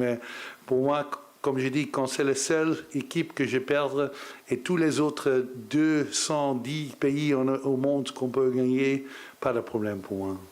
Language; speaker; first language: French; non-native, learner; Dutch